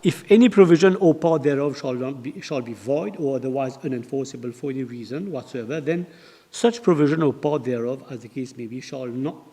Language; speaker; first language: English; non-native, local second language; Morisyen